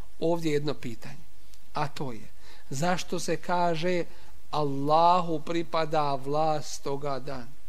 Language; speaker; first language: Bosnian; native; Bosnian